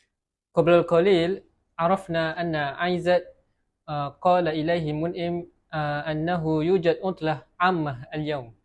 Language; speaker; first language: Arabic; non-native, learner; Malay